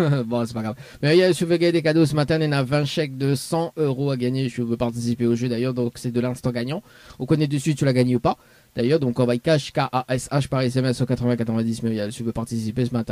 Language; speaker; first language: French; native; French